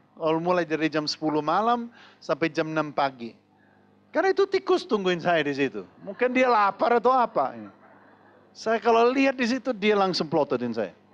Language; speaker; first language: Indonesian; non-native, fluent; English